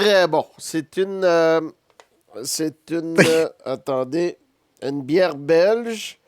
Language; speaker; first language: French; native; French